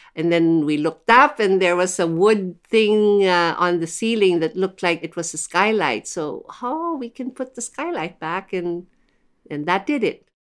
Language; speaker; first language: English; non-native, local second language; Filipino